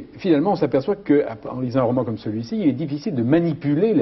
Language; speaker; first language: French; native; French